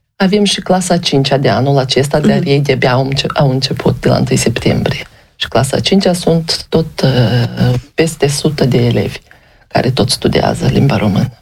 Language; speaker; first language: Romanian; native; Romanian